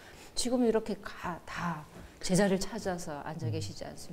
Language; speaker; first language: Korean; native; Korean